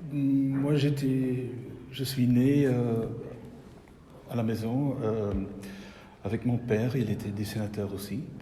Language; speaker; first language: French; non-native, local second language; Dutch